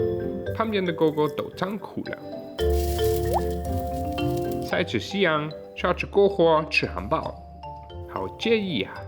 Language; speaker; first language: Chinese; native; Chinese